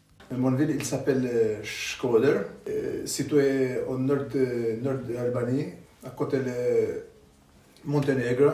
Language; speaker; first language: French; non-native, learner; Albanian